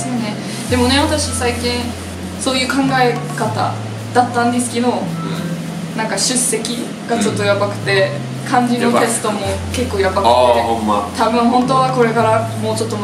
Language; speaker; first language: Japanese; non-native, fluent; English